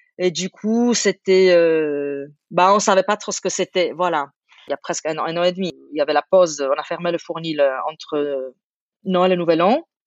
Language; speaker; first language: French; non-native, fluent; Polish